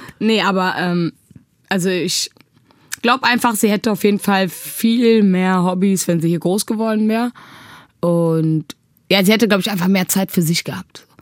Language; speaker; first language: German; early bilingual, other home language; Tigrinya